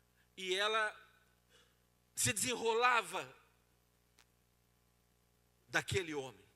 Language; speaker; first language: Portuguese; native; Portuguese